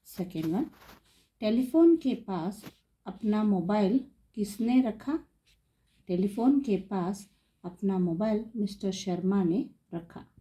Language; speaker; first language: Hindi; non-native, local second language; Kannada